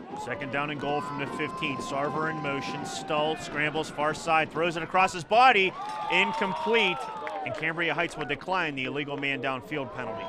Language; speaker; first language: English; native; English